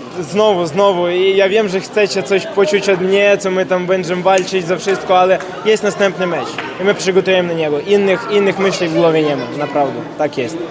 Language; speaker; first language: Polish; non-native, learner; Ukrainian